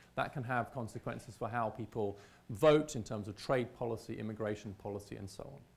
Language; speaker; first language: English; native; English